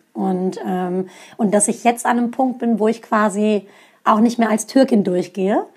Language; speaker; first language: German; native; German